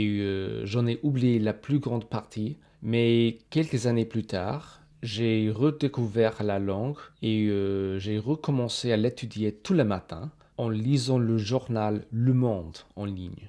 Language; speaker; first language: French; non-native, fluent; English